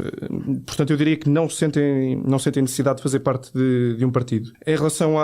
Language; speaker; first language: Portuguese; native; Portuguese